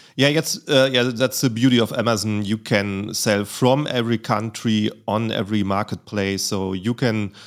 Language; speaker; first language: English; non-native, fluent; German